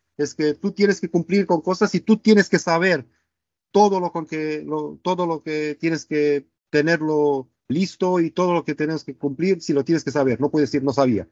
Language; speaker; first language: Spanish; non-native, fluent; Romanian